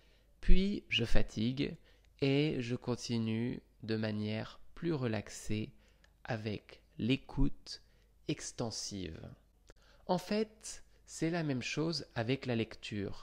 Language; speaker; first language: French; non-native, fluent; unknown